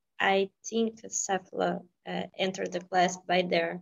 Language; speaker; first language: English; non-native, fluent; Portuguese